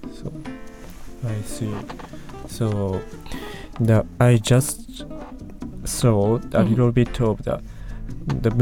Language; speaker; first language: English; non-native, learner; Japanese